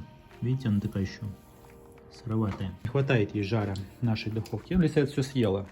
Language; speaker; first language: Russian; native; Russian